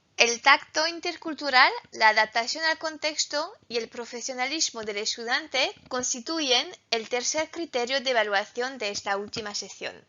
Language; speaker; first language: Spanish; non-native, fluent; French